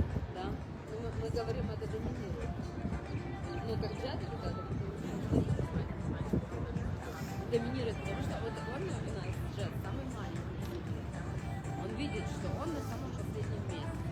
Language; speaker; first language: Russian; non-native, learner; Filipino